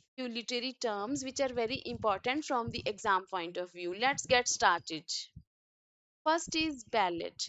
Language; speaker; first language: English; non-native, local second language; Punjabi